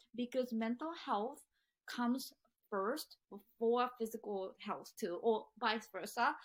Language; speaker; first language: English; non-native, fluent; Japanese